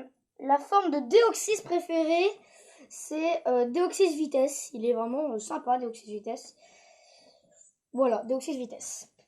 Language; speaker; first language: French; native; French